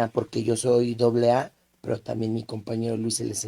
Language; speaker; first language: Spanish; native; Spanish